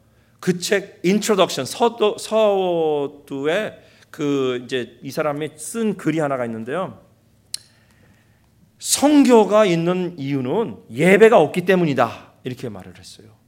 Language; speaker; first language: Korean; early bilingual, heritage; Korean